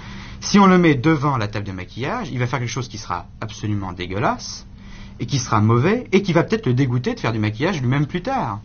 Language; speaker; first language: French; native; French